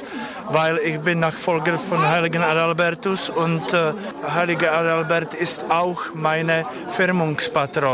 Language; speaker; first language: German; non-native, learner; Czech